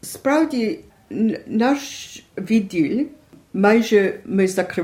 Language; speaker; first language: Ukrainian; early bilingual, heritage; Ukrainian